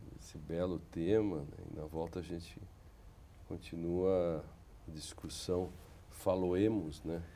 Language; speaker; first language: Portuguese; native; Portuguese